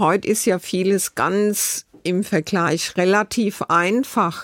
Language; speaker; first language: German; native; German